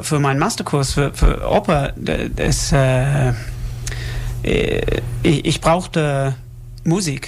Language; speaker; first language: German; non-native, learner; English